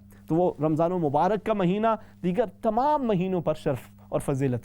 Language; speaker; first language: Urdu; native; Urdu